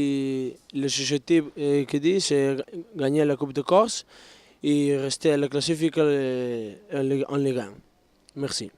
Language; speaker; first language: French; non-native, learner; Spanish